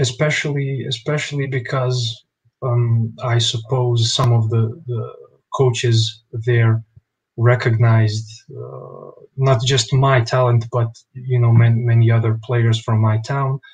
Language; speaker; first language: English; non-native, fluent; Bosnian